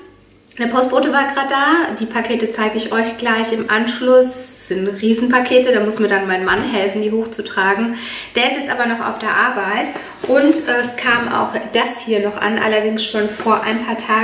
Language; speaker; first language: German; native; German